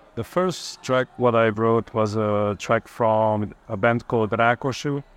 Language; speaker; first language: English; non-native, fluent; Hungarian